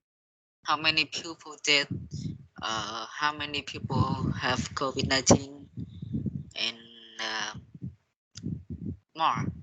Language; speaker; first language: English; non-native, learner; Vietnamese